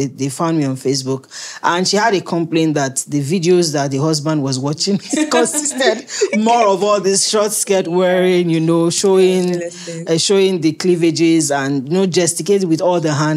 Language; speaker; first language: English; native; English